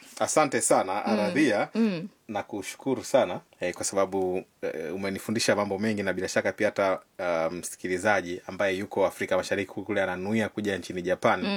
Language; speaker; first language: Swahili; native; Swahili